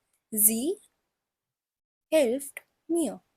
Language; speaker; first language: German; non-native, fluent; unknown